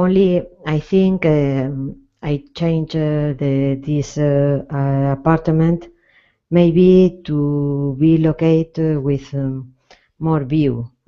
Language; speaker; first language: English; non-native, learner; Spanish